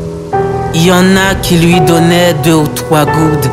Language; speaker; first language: French; non-native, local second language; Haitian Creole